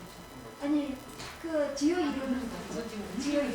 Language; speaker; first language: Korean; non-native, learner; Chinese